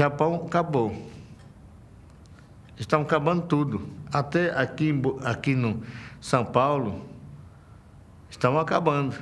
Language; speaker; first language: Portuguese; non-native, local second language; Yanomámi